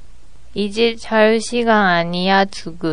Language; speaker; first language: Korean; non-native, learner; Japanese